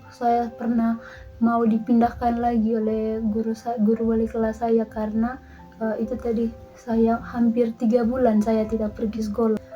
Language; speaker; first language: Indonesian; non-native, local second language; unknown